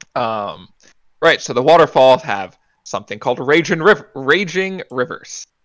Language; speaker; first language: English; native; English